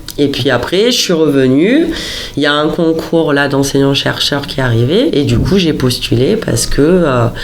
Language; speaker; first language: French; native; French